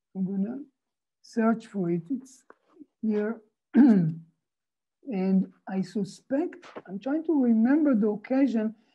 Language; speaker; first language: English; non-native, fluent; Hebrew